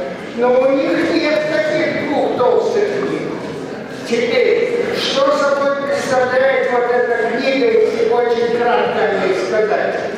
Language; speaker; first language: Russian; native; Russian